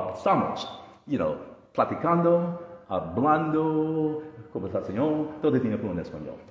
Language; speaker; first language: Spanish; non-native, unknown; English